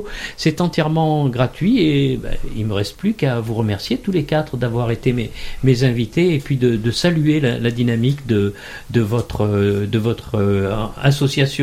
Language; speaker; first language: French; native; French